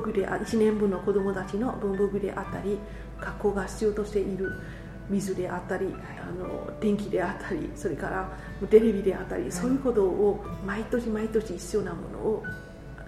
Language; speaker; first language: Japanese; non-native, fluent; Burmese